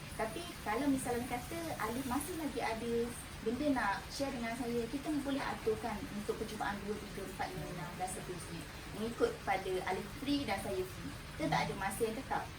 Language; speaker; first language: Malay; native; Malay